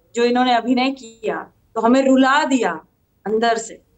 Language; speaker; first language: Hindi; non-native, local second language; Gujarati